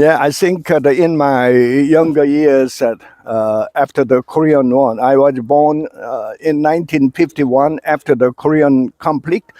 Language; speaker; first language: English; non-native, fluent; Korean